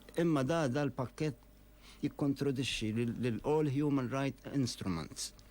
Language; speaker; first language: Maltese; non-native, fluent; Arabic